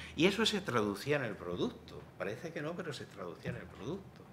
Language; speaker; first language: Spanish; native; Spanish